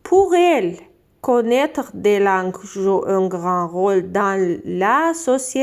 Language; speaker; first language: French; non-native, fluent; Azerbaijani